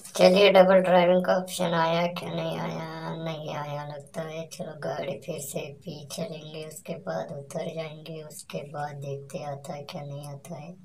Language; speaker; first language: Hindi; non-native, local second language; Marathi